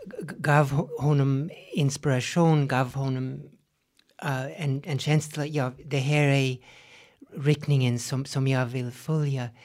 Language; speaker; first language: Swedish; non-native, fluent; English